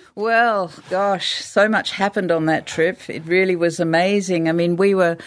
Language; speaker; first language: English; native; English